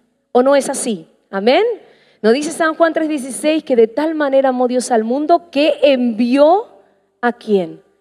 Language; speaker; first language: Spanish; native; Spanish